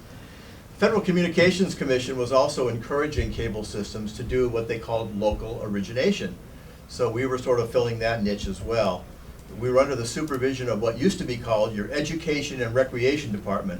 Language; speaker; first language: English; native; English